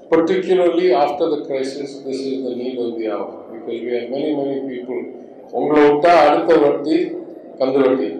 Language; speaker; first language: English; non-native, local second language; Tamil